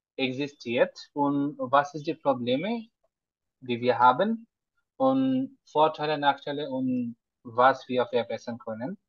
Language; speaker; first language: German; non-native, fluent; Bangla